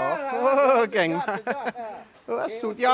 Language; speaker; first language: Thai; non-native, learner; English